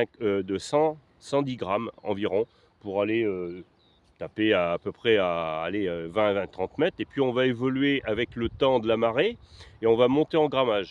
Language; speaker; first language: French; native; French